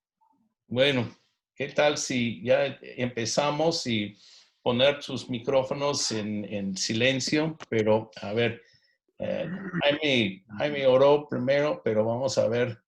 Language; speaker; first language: Spanish; non-native, fluent; English